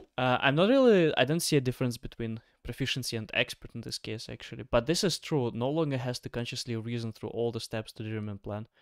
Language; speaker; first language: English; non-native, fluent; Ukrainian